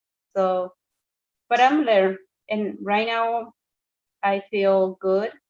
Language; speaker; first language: English; non-native, learner; Spanish